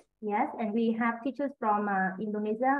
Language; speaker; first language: English; non-native, learner; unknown